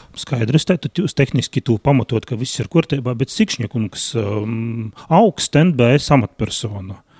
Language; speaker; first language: Latvian; native; Latvian